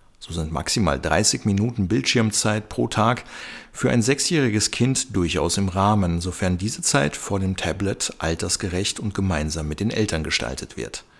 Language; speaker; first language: German; native; German